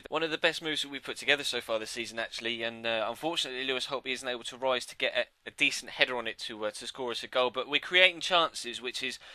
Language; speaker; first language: English; native; English